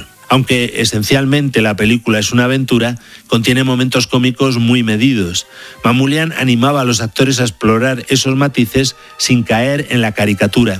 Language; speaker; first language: Spanish; native; Spanish